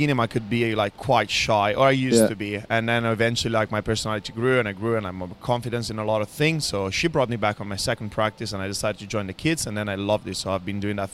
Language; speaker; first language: English; non-native, fluent; Italian